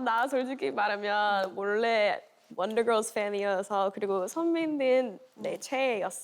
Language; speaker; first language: Korean; non-native, fluent; English